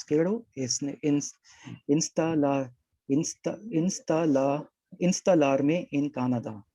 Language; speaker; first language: Spanish; non-native, learner; Hindi